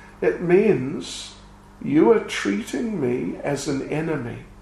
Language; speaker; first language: English; native; English